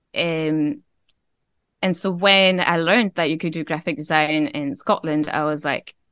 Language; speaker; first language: English; non-native, fluent; French